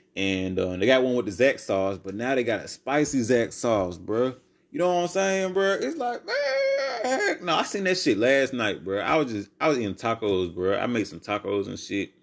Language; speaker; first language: English; native; English